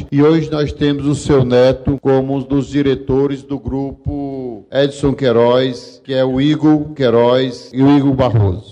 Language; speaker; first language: Portuguese; native; Portuguese